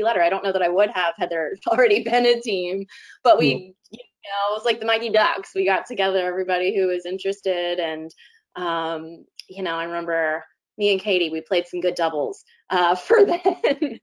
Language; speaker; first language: English; native; English